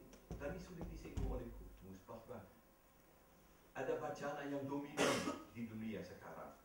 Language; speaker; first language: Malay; non-native, fluent; Dutch